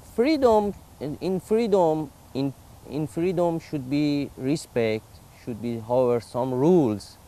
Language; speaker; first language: English; non-native, learner; Persian